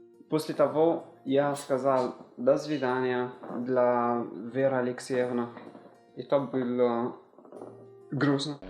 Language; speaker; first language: Russian; non-native, learner; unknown